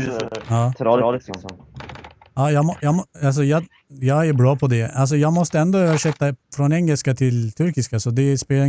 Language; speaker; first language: Swedish; non-native, fluent; Turkish